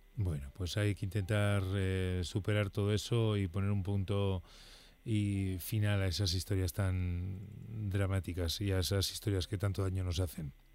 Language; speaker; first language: Spanish; native; Spanish